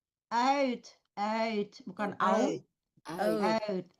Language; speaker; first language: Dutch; non-native, fluent; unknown